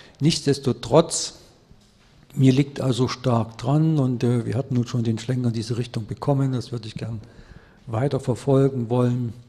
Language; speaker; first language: German; native; German